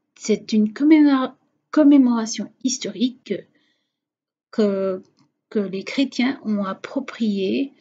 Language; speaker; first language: French; non-native, fluent; Portuguese